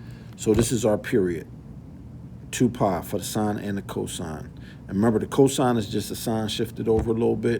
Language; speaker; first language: English; native; English